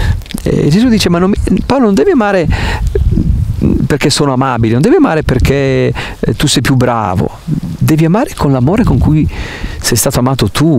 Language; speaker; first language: Italian; native; Italian